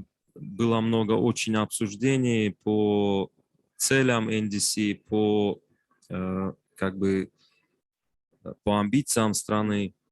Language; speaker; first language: Russian; non-native, local second language; Tajik